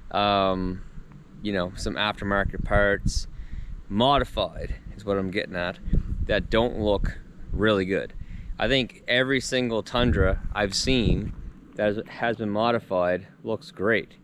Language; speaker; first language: English; native; English